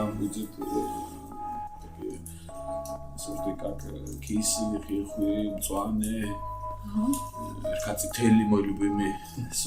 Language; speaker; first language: Russian; non-native, fluent; Georgian